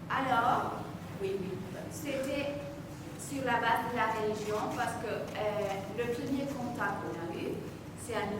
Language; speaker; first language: French; non-native, fluent; Spanish